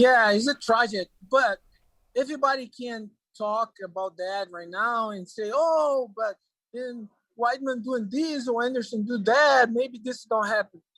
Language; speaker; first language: English; non-native, learner; Portuguese